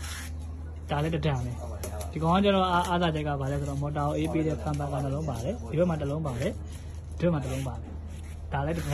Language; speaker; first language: Burmese; native; Burmese